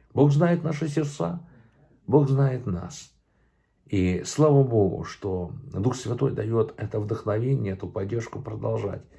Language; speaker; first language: Russian; early bilingual, other home language; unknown